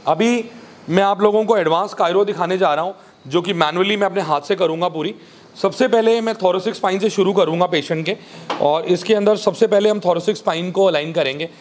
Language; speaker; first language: Hindi; native; Hindi